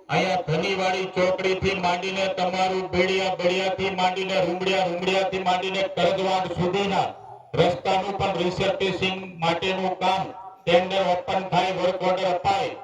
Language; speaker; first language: Gujarati; non-native, local second language; Rathawi